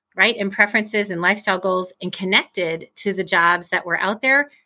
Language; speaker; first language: English; native; English